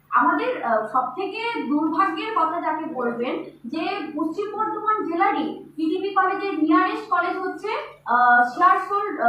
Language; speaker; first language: Bangla; non-native, local second language; Santali